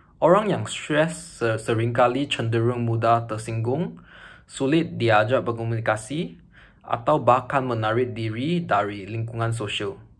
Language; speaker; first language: Malay; non-native, local second language; Chinese